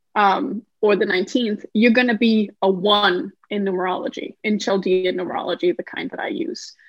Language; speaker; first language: English; non-native, fluent; Danish